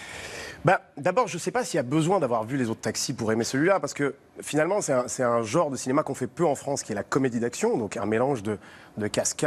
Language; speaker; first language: French; native; French